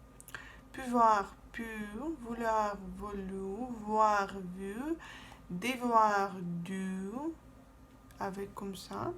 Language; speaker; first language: French; non-native, fluent; Russian